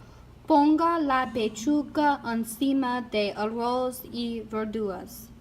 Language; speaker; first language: Spanish; non-native, learner; English